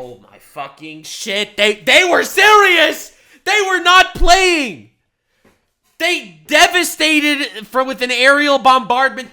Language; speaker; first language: English; native; English